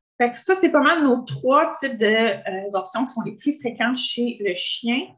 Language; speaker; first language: French; native; French